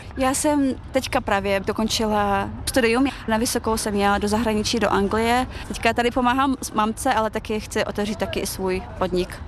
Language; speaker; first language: Czech; early bilingual, other home language; Chechen